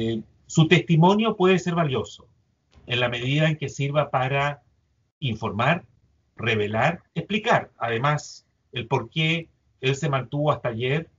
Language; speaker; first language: Spanish; native; Spanish